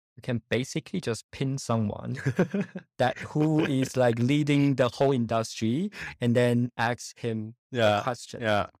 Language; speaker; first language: English; non-native, fluent; Indonesian